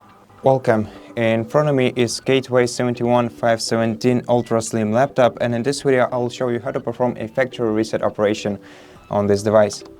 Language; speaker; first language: English; non-native, fluent; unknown